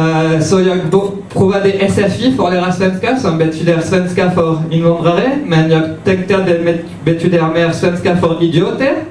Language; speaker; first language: Swedish; non-native, fluent; French